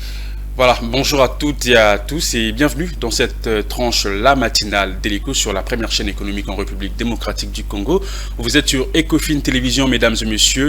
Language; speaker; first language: French; non-native, local second language; Lingala